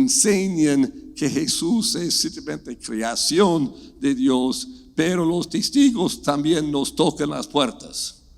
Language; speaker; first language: Spanish; non-native, fluent; English